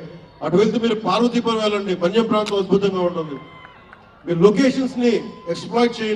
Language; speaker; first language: Telugu; native; Telugu